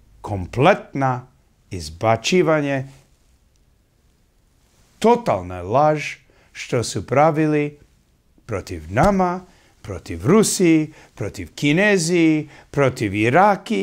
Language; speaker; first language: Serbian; early bilingual, heritage; English